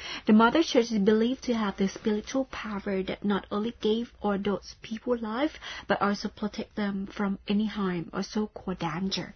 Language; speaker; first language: English; non-native, fluent; Thai